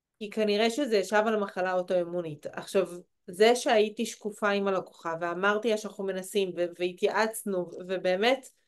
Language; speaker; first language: Hebrew; native; Hebrew